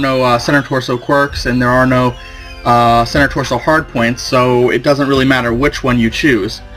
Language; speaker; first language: English; native; English